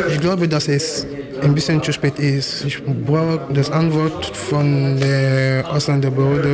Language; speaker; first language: German; non-native, learner; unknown